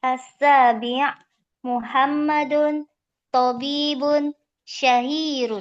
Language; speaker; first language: Arabic; non-native, learner; Indonesian